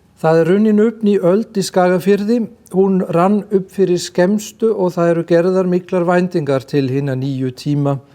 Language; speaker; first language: Icelandic; non-native, fluent; German